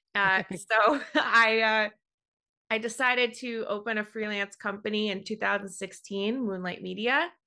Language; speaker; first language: English; native; English